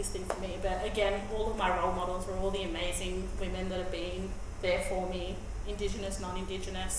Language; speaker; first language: English; native; English